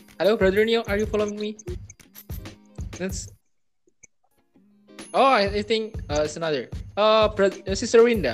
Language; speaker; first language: English; non-native, learner; Indonesian